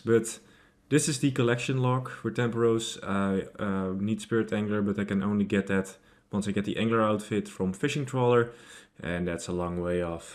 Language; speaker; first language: English; non-native, fluent; Dutch